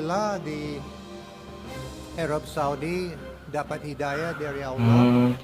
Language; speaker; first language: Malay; non-native, fluent; English